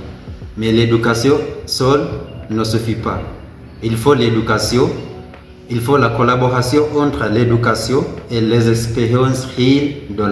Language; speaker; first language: French; non-native, learner; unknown